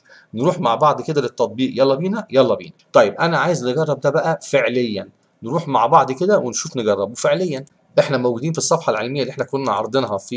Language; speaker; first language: Arabic; native; Arabic